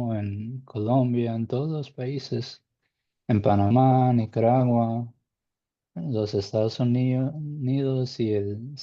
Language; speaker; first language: Spanish; non-native, learner; English